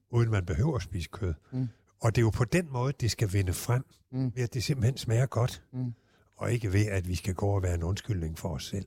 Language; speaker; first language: Danish; native; Danish